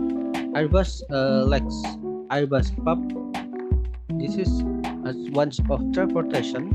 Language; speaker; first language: English; non-native, learner; Indonesian